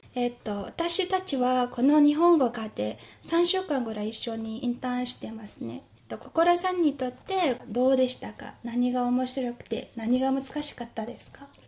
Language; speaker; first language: Japanese; non-native, learner; Mongolian